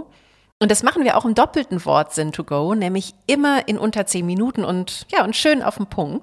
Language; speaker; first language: German; native; German